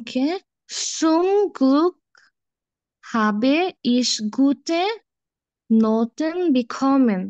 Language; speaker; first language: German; non-native, learner; Bangla